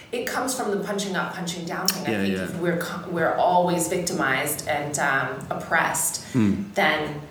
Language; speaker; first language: English; native; English